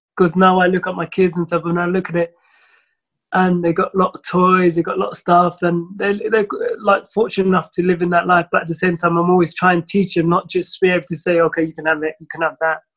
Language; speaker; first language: English; early bilingual, other home language; Somali